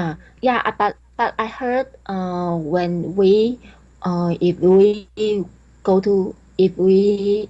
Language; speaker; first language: English; non-native, learner; Chinese